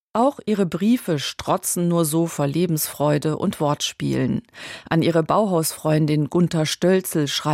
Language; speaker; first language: German; native; German